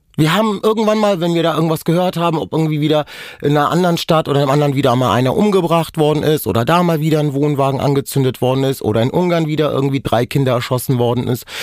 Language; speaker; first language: German; non-native, local second language; Romany